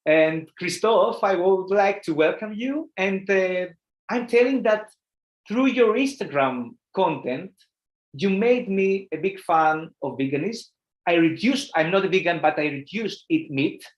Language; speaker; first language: English; non-native, learner; Greek